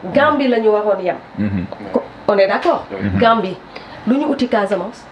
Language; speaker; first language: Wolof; non-native, local second language; Jola-Fonyi